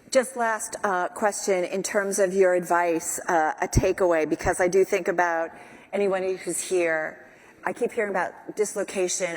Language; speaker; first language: English; native; English